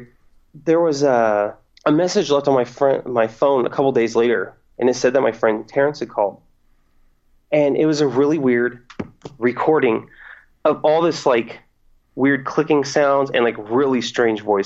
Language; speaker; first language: English; native; English